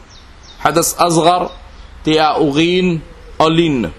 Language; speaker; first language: Danish; non-native, local second language; Arabic